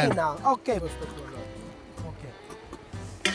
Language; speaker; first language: Italian; non-native, fluent; Maltese